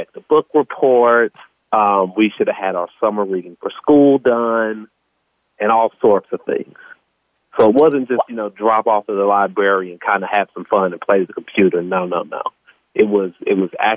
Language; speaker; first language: English; native; English